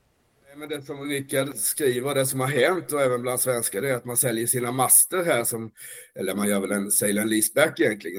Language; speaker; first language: Swedish; native; Swedish